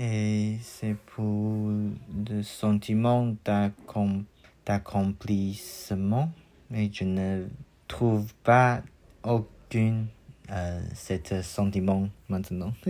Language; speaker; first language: French; non-native, learner; Chinese